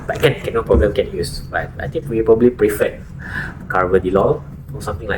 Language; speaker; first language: English; non-native, local second language; Malay